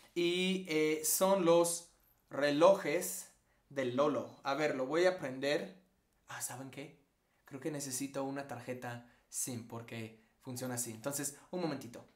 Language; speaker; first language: Spanish; non-native, fluent; English